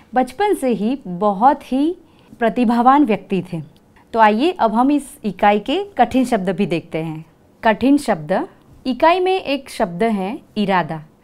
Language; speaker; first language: Hindi; non-native, local second language; Gujarati